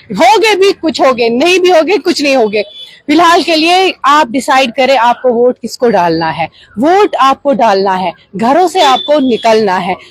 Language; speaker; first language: Hindi; non-native, local second language; Kashmiri